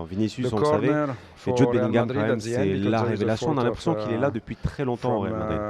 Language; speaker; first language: French; native; French